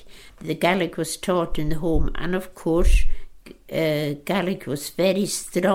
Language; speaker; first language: English; non-native, local second language; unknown